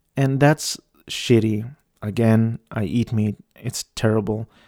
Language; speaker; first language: English; early bilingual, other home language; Filipino